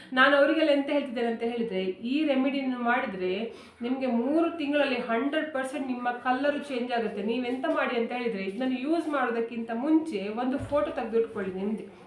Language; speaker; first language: Kannada; non-native, local second language; Konkani